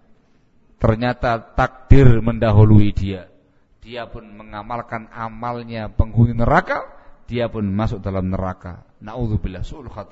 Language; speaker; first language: Indonesian; native; Indonesian